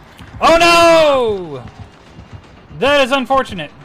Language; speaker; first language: English; native; English